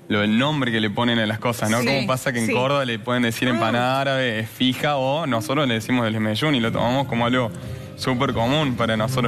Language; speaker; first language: Spanish; native; Spanish